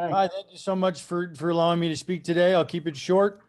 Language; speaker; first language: English; native; English